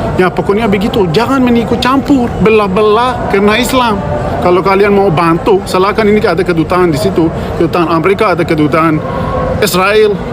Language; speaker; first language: Indonesian; non-native, fluent; Persian